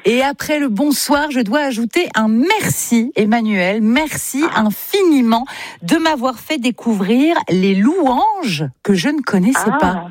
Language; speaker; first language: French; native; French